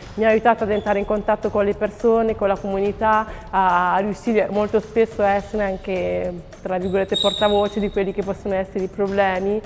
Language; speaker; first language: Italian; early bilingual, other home language; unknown